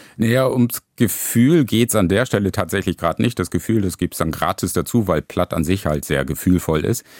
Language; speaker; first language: German; native; German